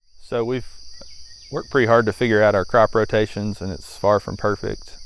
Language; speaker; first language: English; native; English